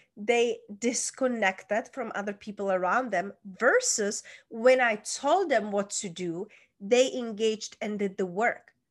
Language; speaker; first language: English; non-native, fluent; Czech